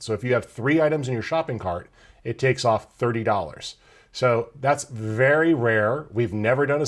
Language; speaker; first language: English; native; English